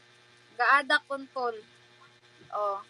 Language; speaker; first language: Indonesian; non-native, learner; Filipino